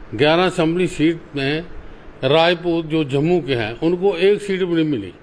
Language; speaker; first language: Hindi; native; Hindi